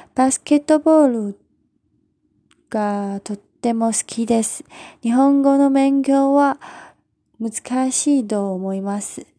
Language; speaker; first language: Japanese; non-native, learner; Chinese